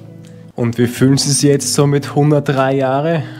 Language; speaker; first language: German; native; German